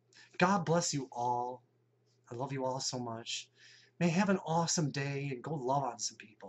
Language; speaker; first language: English; native; English